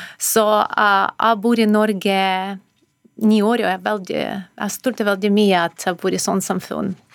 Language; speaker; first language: Norwegian; non-native, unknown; Ukrainian